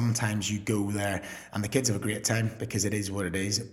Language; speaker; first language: English; native; English